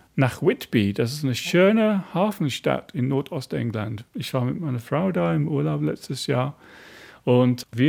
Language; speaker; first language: German; non-native, fluent; English